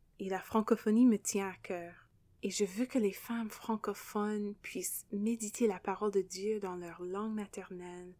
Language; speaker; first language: French; non-native, local second language; English